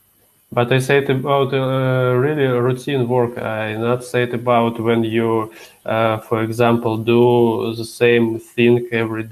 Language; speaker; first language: English; non-native, learner; Russian